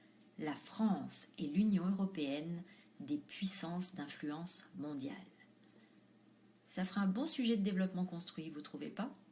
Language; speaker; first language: French; native; French